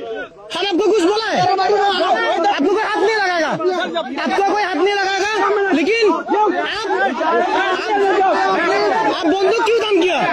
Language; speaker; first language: Hindi; non-native, learner; Bangla